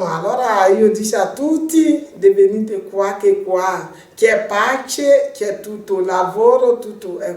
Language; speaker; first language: Italian; non-native, learner; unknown